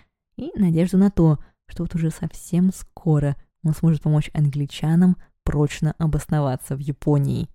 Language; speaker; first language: Russian; native; Russian